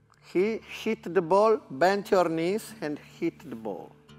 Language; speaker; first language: English; non-native, fluent; Italian